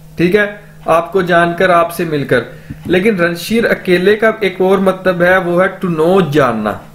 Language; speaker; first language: Urdu; non-native, local second language; Punjabi